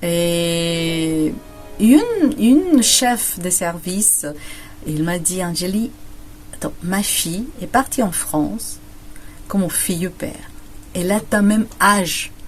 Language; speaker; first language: French; non-native, fluent; Spanish